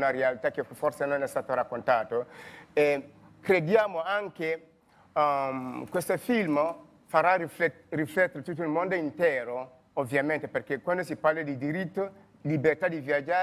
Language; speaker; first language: Italian; non-native, fluent; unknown